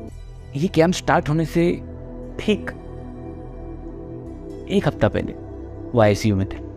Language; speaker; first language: Hindi; native; Hindi